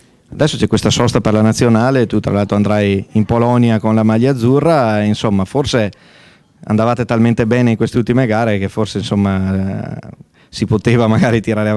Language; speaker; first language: Italian; native; Italian